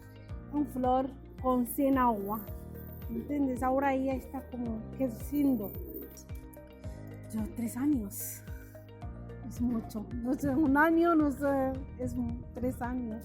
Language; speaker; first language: Spanish; non-native, learner; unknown